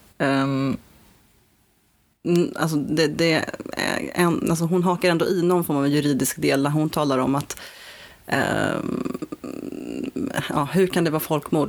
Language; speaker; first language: Swedish; native; Swedish